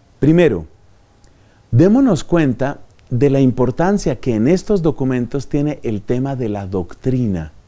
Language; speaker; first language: Spanish; native; Spanish